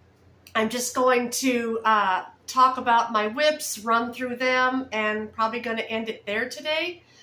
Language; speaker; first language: English; native; English